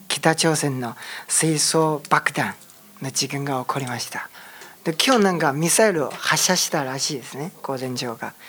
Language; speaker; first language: Japanese; non-native, fluent; Chinese